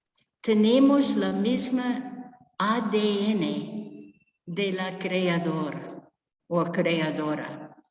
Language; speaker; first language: Spanish; non-native, fluent; English